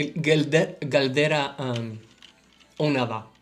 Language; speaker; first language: Basque; non-native, learner; English